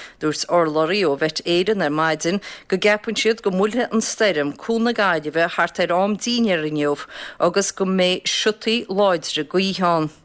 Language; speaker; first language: Irish; native; Irish